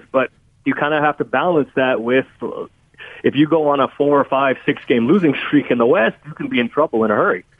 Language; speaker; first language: English; native; English